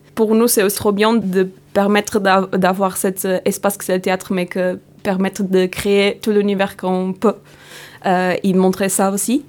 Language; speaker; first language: French; non-native, fluent; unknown